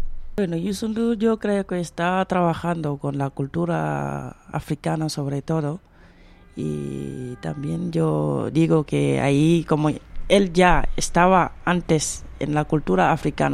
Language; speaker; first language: Spanish; non-native, fluent; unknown